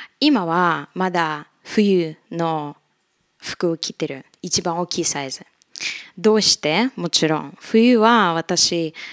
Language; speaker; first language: Japanese; non-native, fluent; Russian